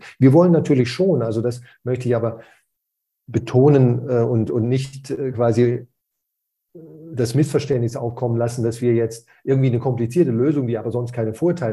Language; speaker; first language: German; native; German